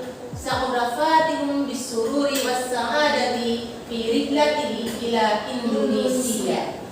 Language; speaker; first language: Arabic; non-native, fluent; Indonesian